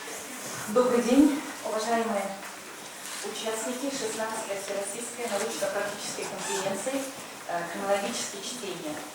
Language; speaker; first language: Russian; native; Russian